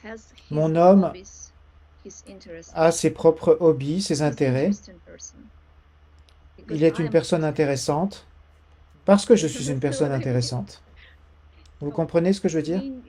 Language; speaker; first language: French; non-native, fluent; Ukrainian